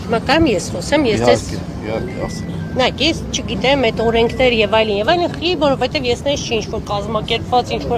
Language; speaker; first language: Armenian; native; Armenian